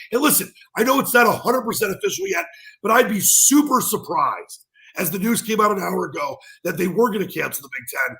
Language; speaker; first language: English; native; English